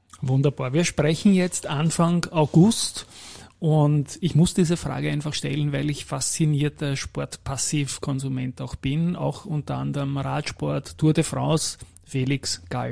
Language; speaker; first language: German; native; German